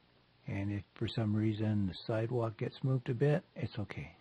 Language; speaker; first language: English; native; English